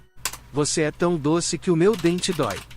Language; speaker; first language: Portuguese; non-native, learner; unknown